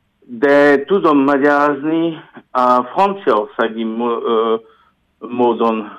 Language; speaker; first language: Hungarian; non-native, learner; French